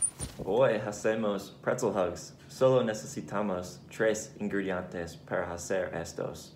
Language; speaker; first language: Spanish; non-native, learner; English